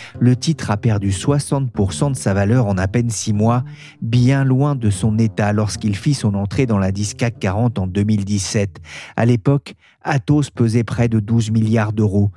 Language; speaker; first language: French; native; French